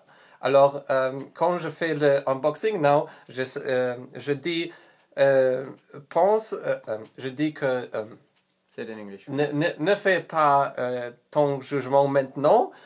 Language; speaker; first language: French; non-native, learner; Polish